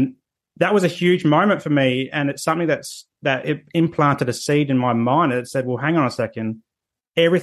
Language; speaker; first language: English; native; English